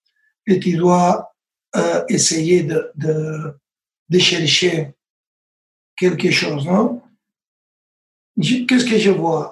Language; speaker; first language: French; non-native, learner; Spanish